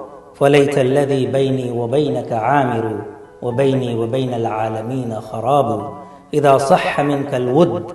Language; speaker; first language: Arabic; non-native, fluent; Hindi